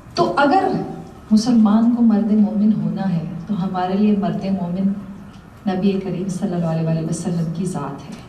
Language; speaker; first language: Urdu; native; Urdu